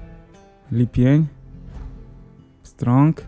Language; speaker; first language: Polish; native; Polish